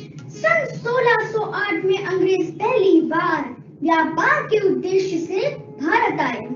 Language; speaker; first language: Hindi; native; Hindi